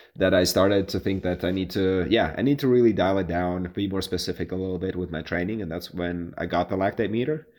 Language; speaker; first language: English; non-native, fluent; Latvian